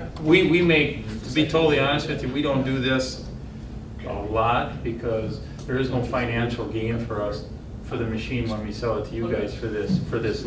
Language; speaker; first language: English; native; English